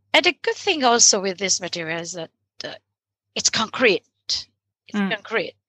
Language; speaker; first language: English; non-native, local second language; Filipino